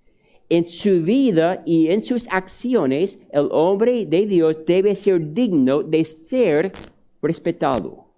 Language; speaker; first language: Spanish; non-native, fluent; English